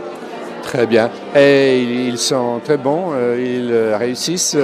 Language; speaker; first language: French; non-native, fluent; Serbian